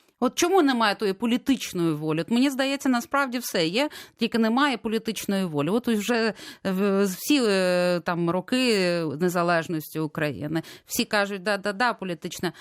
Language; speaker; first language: Ukrainian; native; Ukrainian